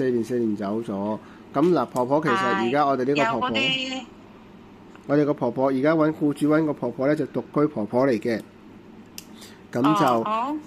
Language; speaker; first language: Cantonese; native; Cantonese